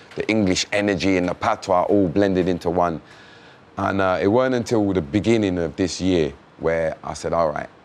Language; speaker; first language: English; native; English